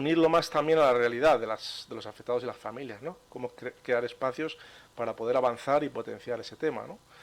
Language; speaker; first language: Spanish; native; Spanish